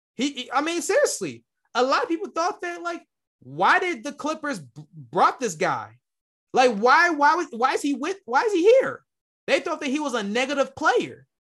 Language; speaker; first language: English; native; English